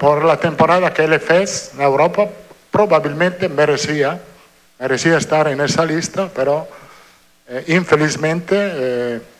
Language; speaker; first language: Portuguese; non-native, learner; Italian